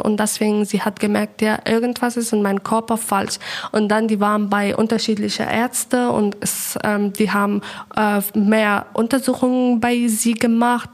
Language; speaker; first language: German; non-native, fluent; Persian